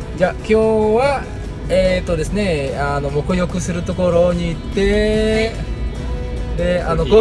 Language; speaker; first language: Japanese; non-native, fluent; Indonesian